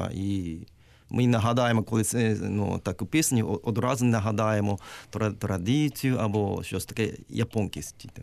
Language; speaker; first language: Ukrainian; non-native, learner; Japanese